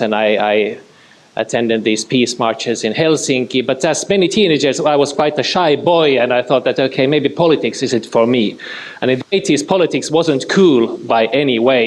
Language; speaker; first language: English; non-native, fluent; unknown